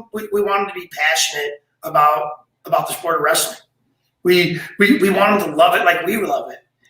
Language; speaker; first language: English; native; English